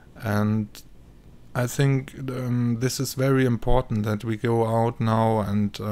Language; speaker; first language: English; non-native, fluent; German